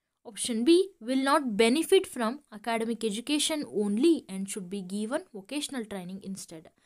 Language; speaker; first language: English; non-native, local second language; Kannada